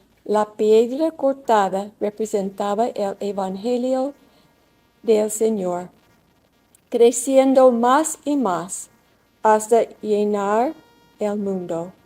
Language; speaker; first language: Spanish; non-native, learner; English